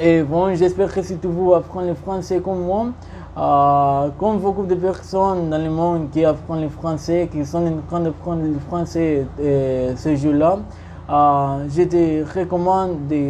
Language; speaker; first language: French; non-native, learner; Spanish